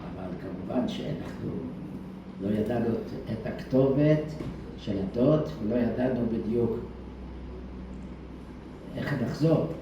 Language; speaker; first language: Hebrew; early bilingual, other home language; Dutch